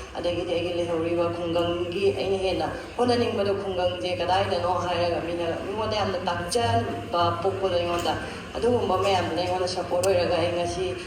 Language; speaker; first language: Manipuri; native; Manipuri